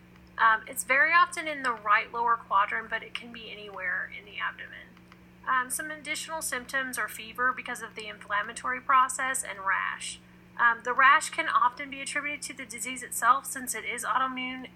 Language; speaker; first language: English; native; English